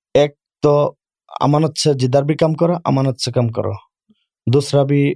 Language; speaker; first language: Urdu; non-native, learner; Bangla